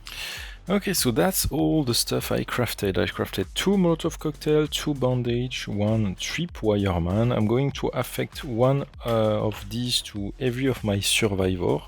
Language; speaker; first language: English; non-native, fluent; French